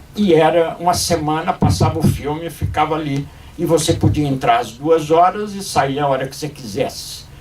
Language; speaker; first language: Portuguese; native; Portuguese